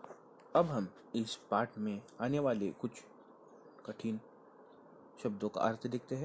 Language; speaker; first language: Hindi; non-native, local second language; Marathi